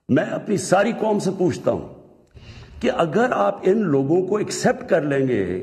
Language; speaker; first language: Urdu; native; Urdu